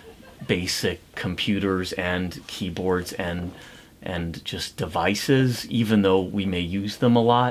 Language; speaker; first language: English; native; English